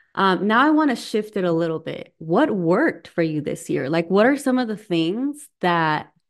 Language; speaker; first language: English; native; English